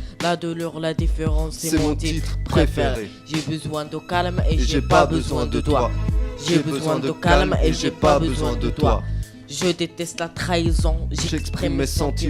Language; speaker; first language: French; non-native, learner; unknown